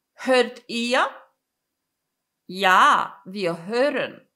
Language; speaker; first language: German; non-native, fluent; Polish